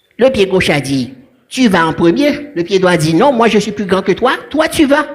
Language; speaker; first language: French; non-native, local second language; Haitian Creole